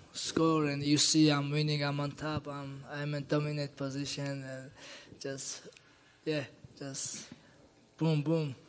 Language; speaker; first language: English; non-native, learner; Georgian